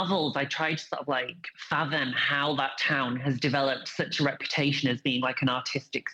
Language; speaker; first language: English; native; English